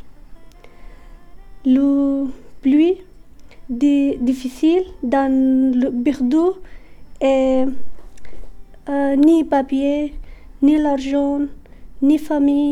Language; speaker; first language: French; non-native, learner; Arabic